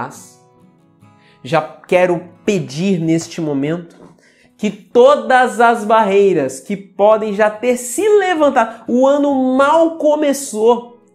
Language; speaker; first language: Portuguese; native; Portuguese